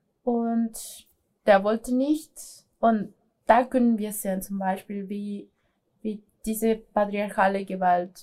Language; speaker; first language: German; non-native, fluent; Spanish